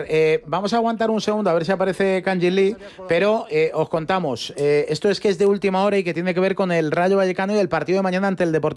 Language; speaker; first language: Spanish; native; Spanish